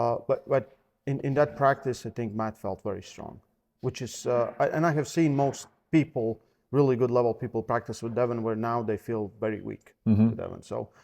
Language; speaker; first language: English; non-native, fluent; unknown